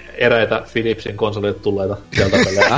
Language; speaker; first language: Finnish; native; Finnish